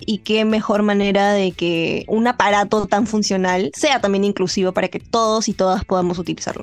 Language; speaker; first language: Spanish; native; Spanish